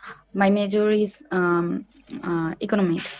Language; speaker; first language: English; non-native, learner; Bangla